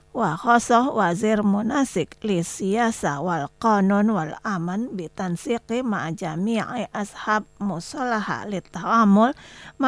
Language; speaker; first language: Arabic; non-native, learner; Indonesian